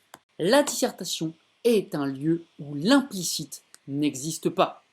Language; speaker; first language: French; native; French